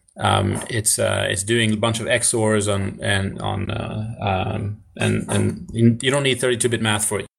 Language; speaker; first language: English; non-native, fluent; Swedish